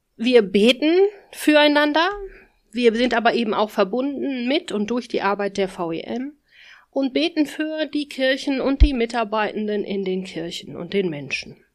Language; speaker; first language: German; native; German